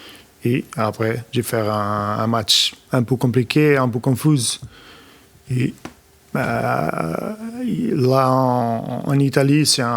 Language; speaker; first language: French; non-native, learner; Portuguese